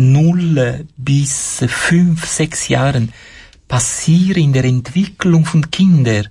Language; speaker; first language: German; non-native, fluent; Italian